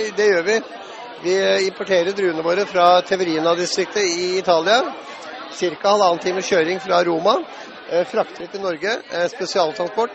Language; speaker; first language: Norwegian; native; Norwegian